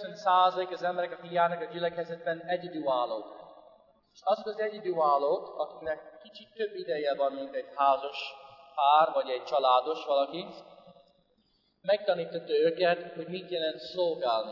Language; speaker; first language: Hungarian; non-native, fluent; English